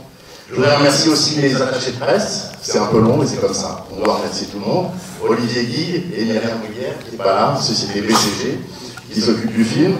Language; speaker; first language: French; native; French